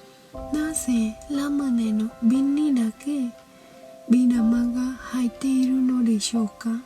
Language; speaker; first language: Japanese; non-native, learner; Khmer